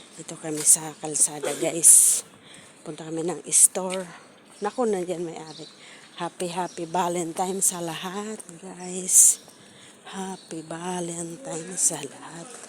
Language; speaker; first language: Filipino; non-native, local second language; Iloko